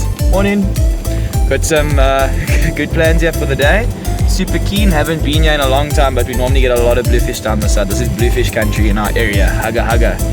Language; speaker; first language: English; native; English